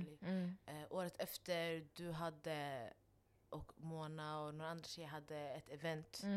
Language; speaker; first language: Swedish; non-native, local second language; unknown